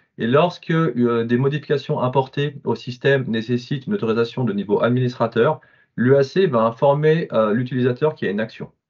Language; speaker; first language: French; native; French